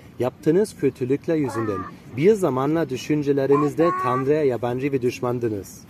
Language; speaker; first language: Turkish; non-native, fluent; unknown